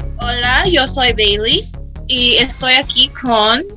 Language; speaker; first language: Spanish; early bilingual, heritage; Spanish